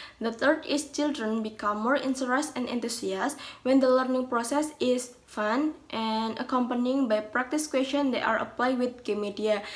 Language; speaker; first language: English; non-native, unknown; Indonesian